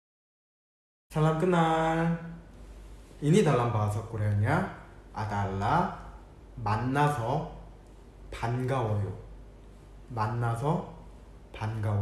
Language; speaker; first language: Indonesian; non-native, fluent; Korean